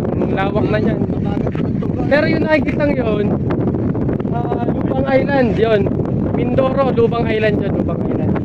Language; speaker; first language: Filipino; native; Filipino